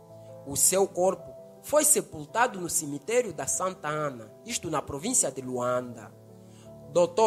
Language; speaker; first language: Portuguese; native; Portuguese